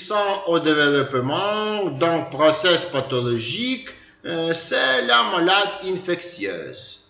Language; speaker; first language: French; non-native, learner; Ukrainian